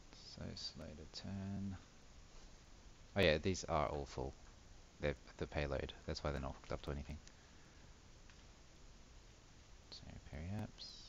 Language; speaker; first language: English; native; English